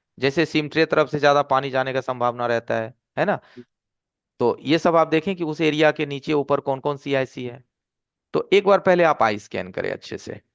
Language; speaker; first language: Hindi; native; Hindi